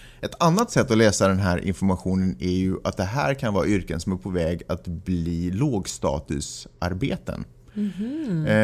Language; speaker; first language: Swedish; native; Swedish